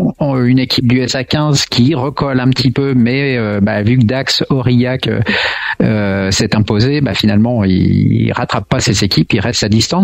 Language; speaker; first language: French; native; French